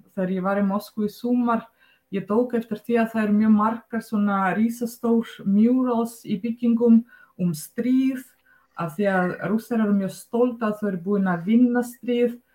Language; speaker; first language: Icelandic; non-native, fluent; Russian